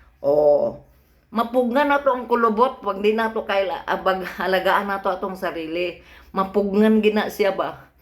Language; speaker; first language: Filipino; non-native, local second language; Cebuano